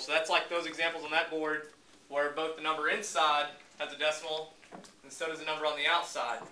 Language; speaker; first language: English; native; English